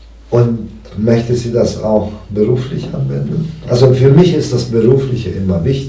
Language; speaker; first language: German; non-native, fluent; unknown